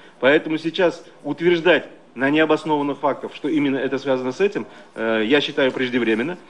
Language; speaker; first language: Russian; non-native, local second language; Uzbek